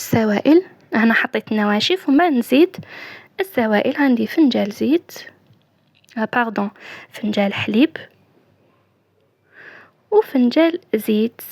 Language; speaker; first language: Arabic; native; Arabic